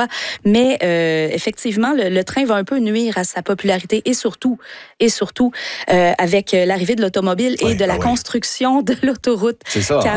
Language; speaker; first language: French; native; French